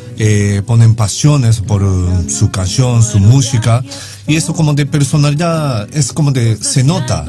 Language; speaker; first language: Spanish; non-native, learner; Japanese